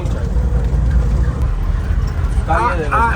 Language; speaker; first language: Spanish; native; Spanish